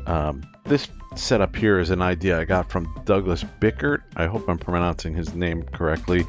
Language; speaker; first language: English; native; English